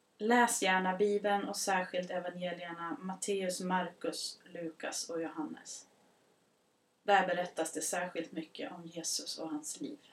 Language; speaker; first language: Swedish; native; Swedish